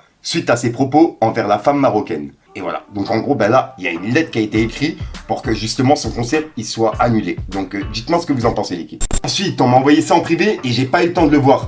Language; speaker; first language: French; native; French